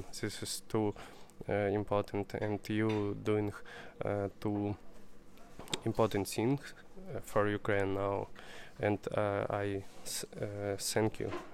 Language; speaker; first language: English; non-native, learner; Russian